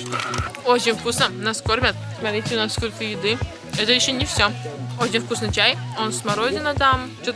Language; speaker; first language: Russian; native; Russian